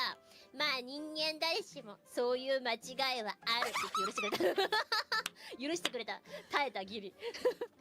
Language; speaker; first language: Japanese; native; Japanese